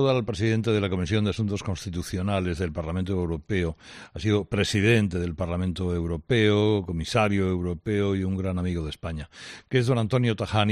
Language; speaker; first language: Spanish; native; Spanish